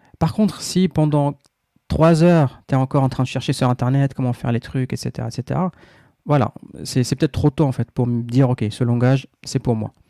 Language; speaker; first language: French; non-native, local second language; Arabic